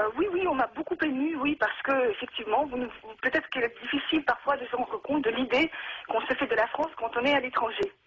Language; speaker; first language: French; non-native, fluent; Russian